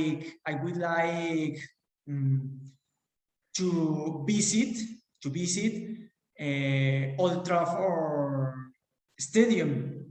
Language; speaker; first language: English; non-native, learner; Spanish